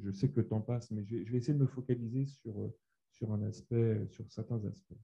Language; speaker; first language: French; native; French